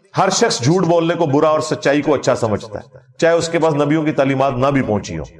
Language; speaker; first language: Urdu; non-native, local second language; Punjabi